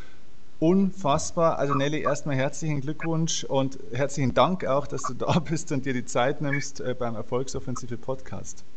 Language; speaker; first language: German; native; German